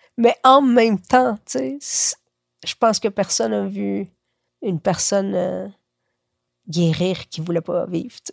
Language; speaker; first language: French; early bilingual, other home language; Spanish